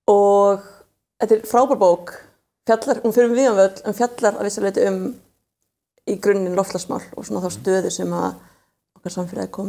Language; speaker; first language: Icelandic; native; Icelandic